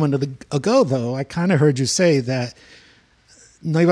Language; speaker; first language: English; native; English